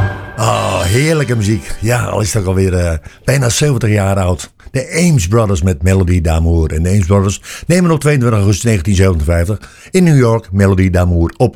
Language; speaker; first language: Dutch; native; Dutch